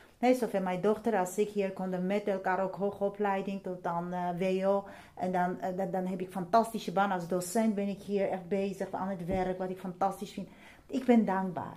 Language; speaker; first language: Dutch; non-native, fluent; Armenian